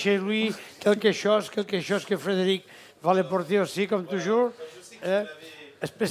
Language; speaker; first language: French; non-native, learner; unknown